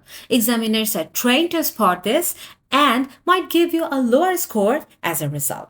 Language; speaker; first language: English; non-native, fluent; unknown